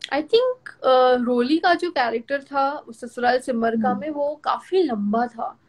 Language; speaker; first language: Hindi; non-native, local second language; Gujarati